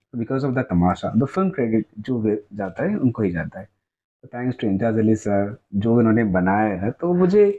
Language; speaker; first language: Hindi; non-native, local second language; Odia